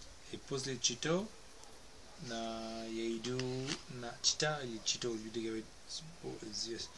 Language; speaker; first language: Russian; non-native, learner; English